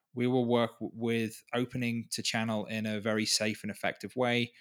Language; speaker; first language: English; native; English